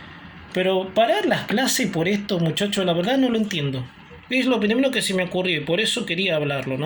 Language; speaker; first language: Spanish; native; Spanish